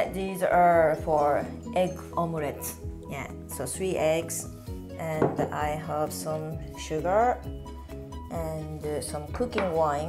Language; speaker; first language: English; non-native, learner; Japanese